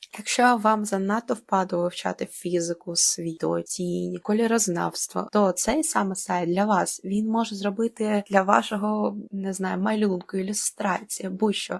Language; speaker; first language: Ukrainian; non-native, local second language; Russian